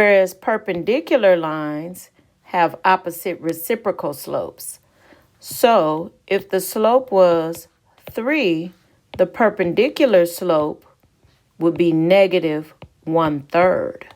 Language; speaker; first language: English; native; English